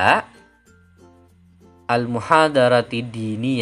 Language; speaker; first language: Arabic; non-native, fluent; Indonesian